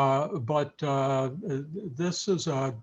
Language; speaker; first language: English; native; English